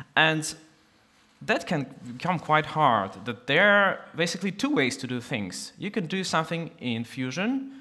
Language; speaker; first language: English; non-native, fluent; Russian